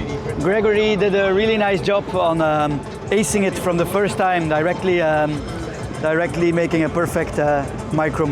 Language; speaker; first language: English; non-native, fluent; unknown